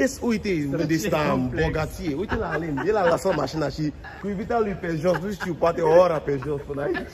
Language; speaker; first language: Romanian; non-native, learner; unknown